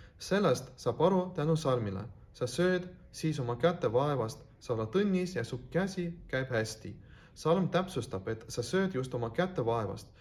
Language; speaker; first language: Estonian; non-native, local second language; Russian